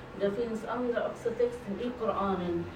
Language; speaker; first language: Swedish; non-native, learner; Arabic